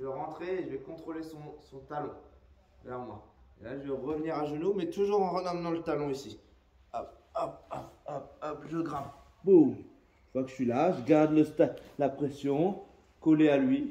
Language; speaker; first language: French; native; French